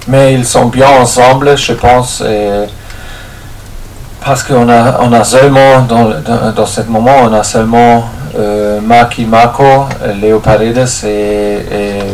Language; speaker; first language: French; non-native, fluent; German